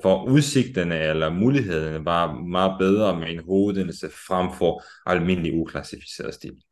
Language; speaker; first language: Danish; non-native, fluent; Romanian